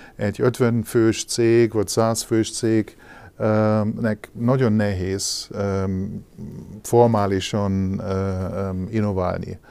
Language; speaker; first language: Hungarian; non-native, learner; German